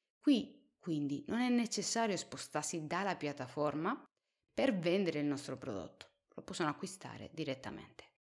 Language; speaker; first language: Italian; non-native, fluent; Spanish